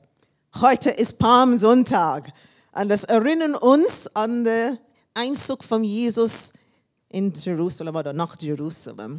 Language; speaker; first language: German; non-native, learner; English